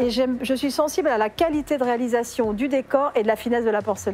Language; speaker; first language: French; native; French